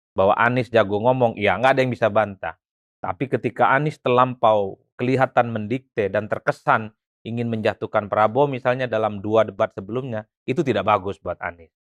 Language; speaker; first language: Indonesian; non-native, local second language; Madurese